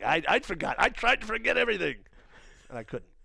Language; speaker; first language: English; native; English